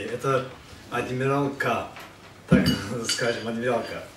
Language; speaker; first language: Russian; non-native, fluent; Azerbaijani